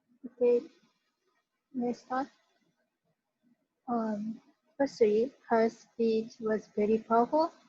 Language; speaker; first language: English; non-native, learner; Japanese